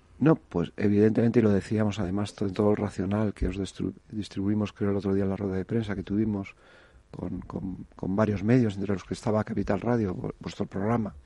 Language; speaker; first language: Spanish; native; Spanish